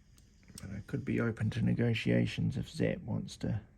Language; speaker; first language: English; native; English